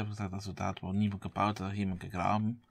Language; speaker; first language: German; native; German